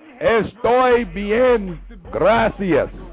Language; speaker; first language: Spanish; non-native, learner; English